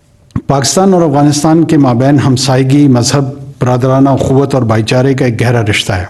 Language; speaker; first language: Urdu; non-native, local second language; Pashto